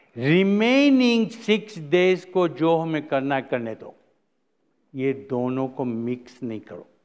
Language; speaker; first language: Hindi; non-native, fluent; Gujarati